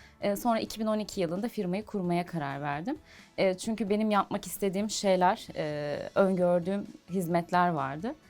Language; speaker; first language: Turkish; native; Turkish